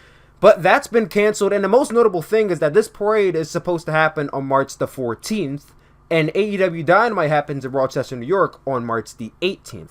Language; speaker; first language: English; native; English